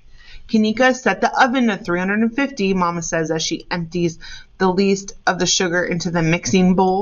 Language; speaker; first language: English; native; English